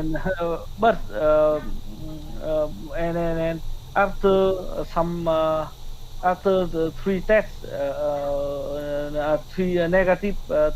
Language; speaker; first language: English; non-native, learner; Vietnamese